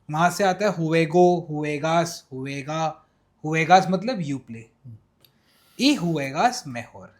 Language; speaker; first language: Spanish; non-native, learner; Hindi